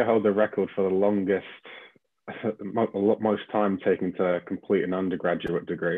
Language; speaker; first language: English; native; English